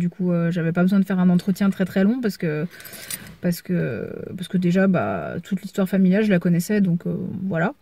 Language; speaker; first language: French; native; French